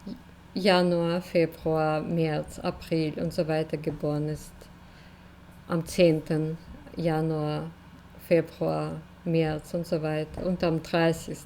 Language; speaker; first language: German; non-native, fluent; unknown